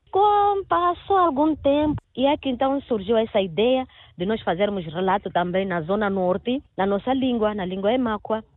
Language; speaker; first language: Portuguese; non-native, local second language; Makhuwa